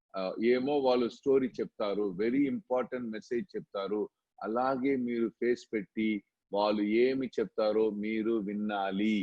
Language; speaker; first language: Telugu; non-native, local second language; Tamil